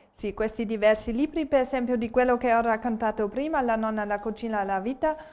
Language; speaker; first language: Italian; non-native, fluent; German